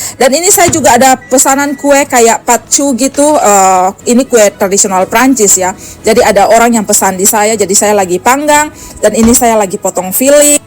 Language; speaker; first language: Indonesian; native; Indonesian